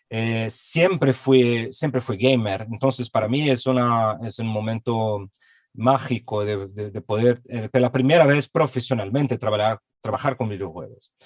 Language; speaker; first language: Spanish; non-native, fluent; Portuguese